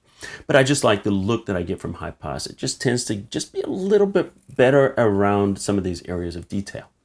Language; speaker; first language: English; native; English